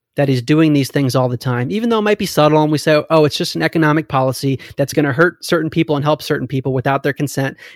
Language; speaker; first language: English; native; English